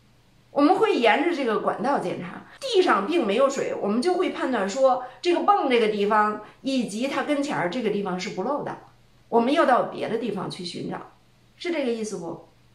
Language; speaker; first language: Chinese; native; Chinese